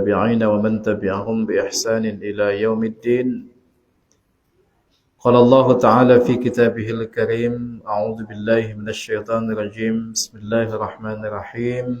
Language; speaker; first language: Arabic; non-native, fluent; Indonesian